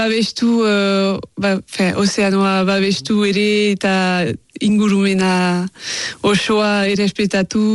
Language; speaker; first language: Basque; non-native, local second language; French